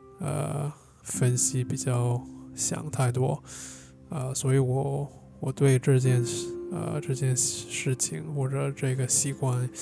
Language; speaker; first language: Chinese; non-native, fluent; English